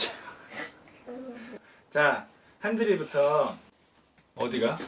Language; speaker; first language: Korean; native; Korean